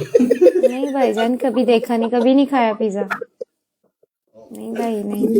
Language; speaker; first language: Hindi; non-native, local second language; Punjabi